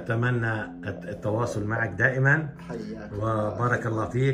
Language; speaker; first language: Arabic; native; Arabic